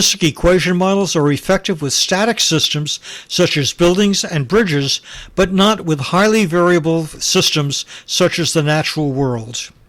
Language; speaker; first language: English; native; English